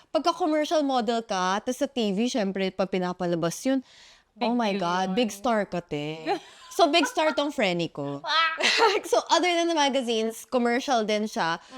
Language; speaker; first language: Filipino; native; Filipino